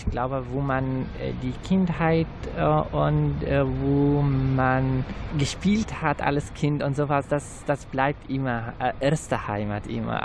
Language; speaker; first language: German; non-native, fluent; Arabic